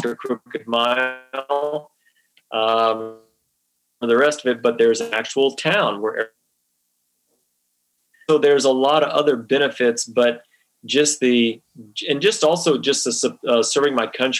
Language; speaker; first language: English; native; English